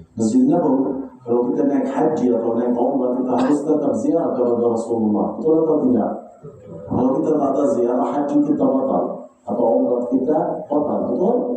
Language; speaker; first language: Malay; non-native, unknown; Arabic